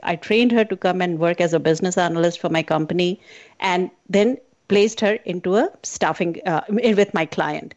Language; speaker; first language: English; non-native, local second language; Hindi